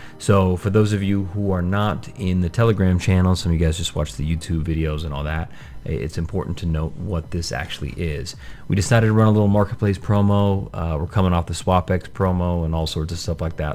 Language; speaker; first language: English; native; English